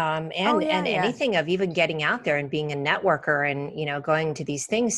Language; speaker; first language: English; native; English